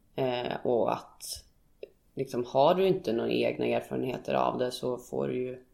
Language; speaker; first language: Swedish; native; Swedish